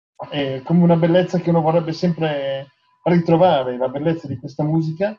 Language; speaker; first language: Italian; native; Italian